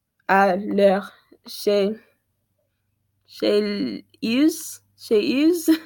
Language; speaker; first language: French; non-native, learner; English